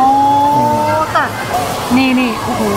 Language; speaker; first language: Thai; native; Thai